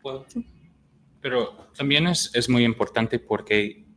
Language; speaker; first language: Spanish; non-native, fluent; English